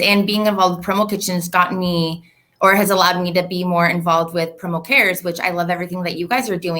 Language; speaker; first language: English; native; English